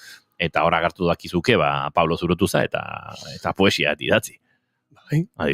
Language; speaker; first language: Basque; native; Basque